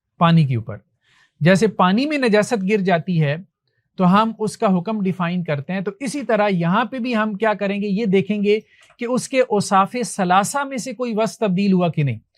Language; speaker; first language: Urdu; non-native, local second language; Punjabi